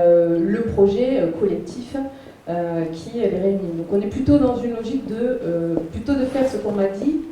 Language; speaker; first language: French; native; French